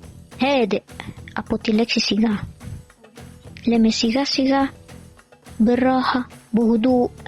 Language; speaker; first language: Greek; non-native, fluent; Arabic